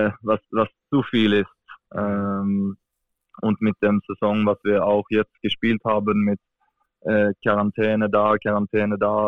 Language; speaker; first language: German; non-native, fluent; Swedish